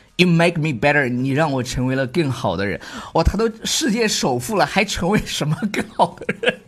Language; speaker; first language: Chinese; native; Chinese